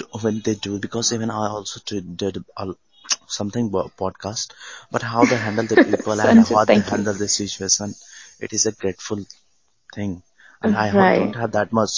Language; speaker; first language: English; non-native, local second language; Hindi